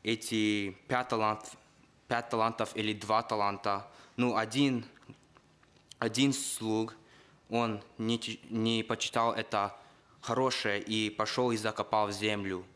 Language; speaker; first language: Russian; early bilingual, heritage; Russian